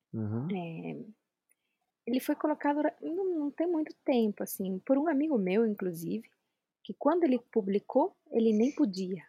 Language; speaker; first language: Portuguese; non-native, fluent; Spanish